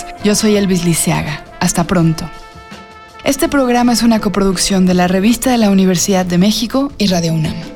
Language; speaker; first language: Spanish; native; Spanish